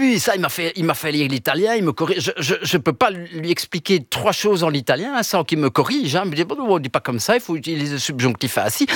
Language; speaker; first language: French; early bilingual, other home language; Italian